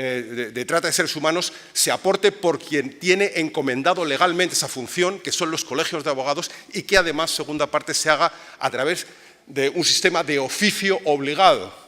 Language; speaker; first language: Spanish; native; Spanish